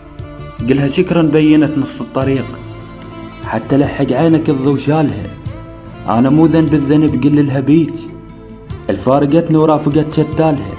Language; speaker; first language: Arabic; native; Arabic